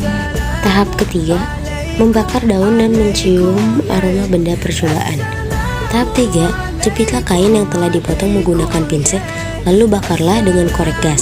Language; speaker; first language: Indonesian; native; Indonesian